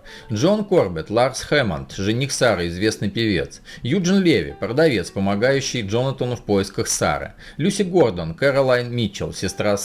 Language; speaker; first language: Russian; native; Russian